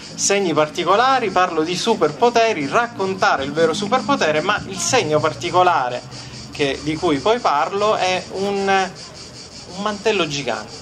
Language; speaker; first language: Italian; native; Italian